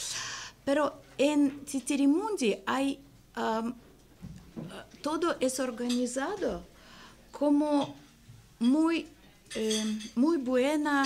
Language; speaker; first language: Spanish; non-native, learner; Russian